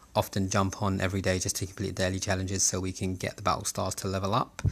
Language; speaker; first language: English; native; English